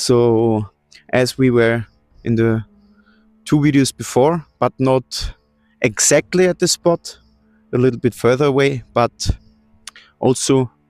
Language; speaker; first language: English; non-native, fluent; German